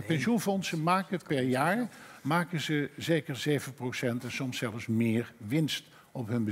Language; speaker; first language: Dutch; native; Dutch